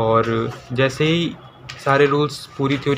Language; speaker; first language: Hindi; native; Hindi